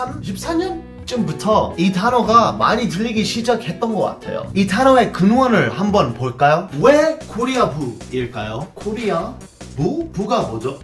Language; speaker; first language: Korean; non-native, fluent; English